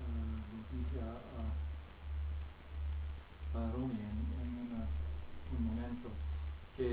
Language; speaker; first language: Spanish; non-native, fluent; English